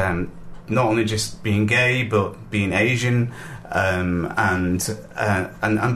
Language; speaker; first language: English; native; English